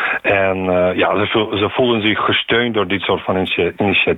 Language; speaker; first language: Dutch; non-native, fluent; Ukrainian